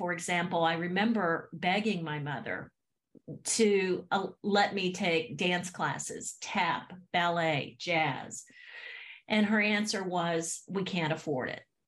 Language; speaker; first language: English; native; English